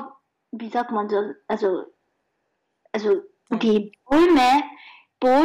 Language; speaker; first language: German; non-native, learner; Japanese